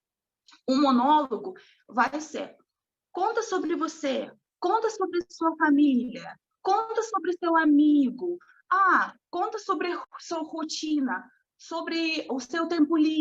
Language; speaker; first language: Portuguese; non-native, fluent; Russian